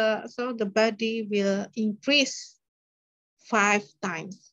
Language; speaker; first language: English; non-native, learner; Indonesian